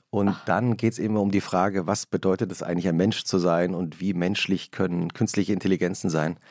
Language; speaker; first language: German; native; German